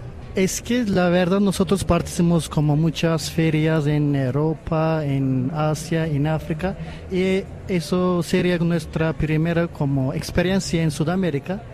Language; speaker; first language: Spanish; non-native, fluent; Turkish